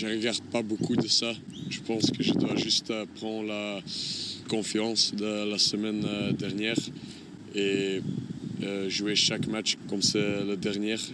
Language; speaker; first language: French; non-native, local second language; Dutch